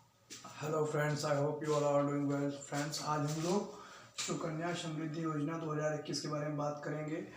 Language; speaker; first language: Hindi; native; Hindi